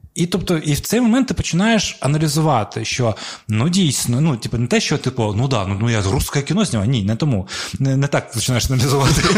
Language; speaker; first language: Ukrainian; non-native, local second language; Russian